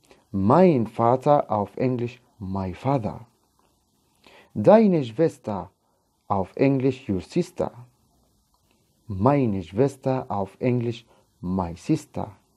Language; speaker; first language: German; non-native, fluent; Arabic